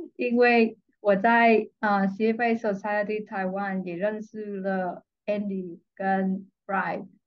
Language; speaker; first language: Chinese; non-native, fluent; Vietnamese